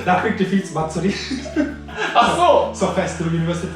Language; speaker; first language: English; non-native, fluent; German